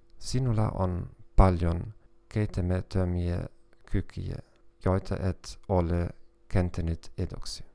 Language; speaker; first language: Finnish; non-native, fluent; German